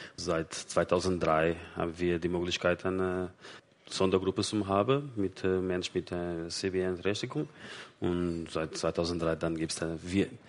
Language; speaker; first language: German; non-native, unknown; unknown